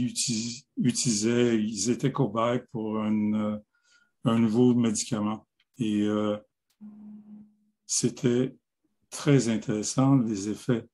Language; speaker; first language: French; non-native, local second language; English